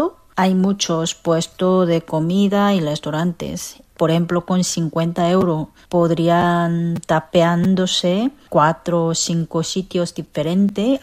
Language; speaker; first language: Spanish; non-native, fluent; Korean